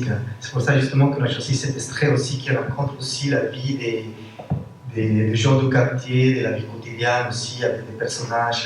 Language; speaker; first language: French; non-native, fluent; Spanish